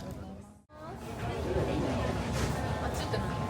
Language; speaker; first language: Japanese; non-native, learner; Korean